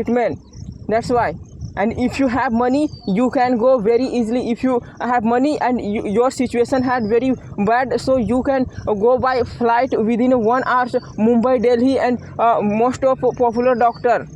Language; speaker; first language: English; non-native, learner; Hindi